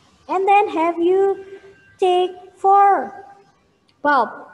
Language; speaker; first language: English; non-native, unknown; Indonesian